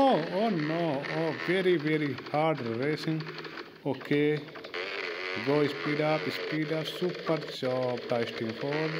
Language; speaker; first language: English; non-native, learner; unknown